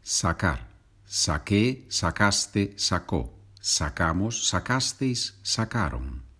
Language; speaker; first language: Spanish; non-native, fluent; English